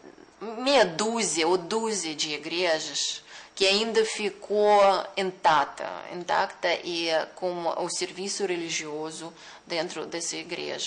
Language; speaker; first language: Portuguese; non-native, fluent; Russian